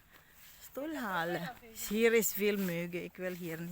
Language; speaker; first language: Dutch; non-native, learner; Cebuano